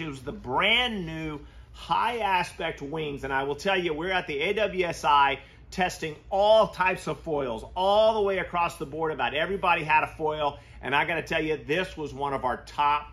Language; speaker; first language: English; native; English